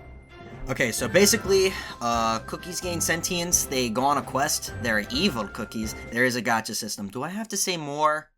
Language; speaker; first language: English; native; English